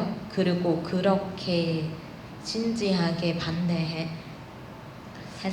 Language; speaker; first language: Korean; non-native, learner; Thai